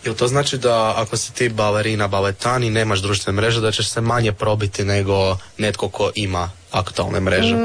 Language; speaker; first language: Serbian; native; Serbian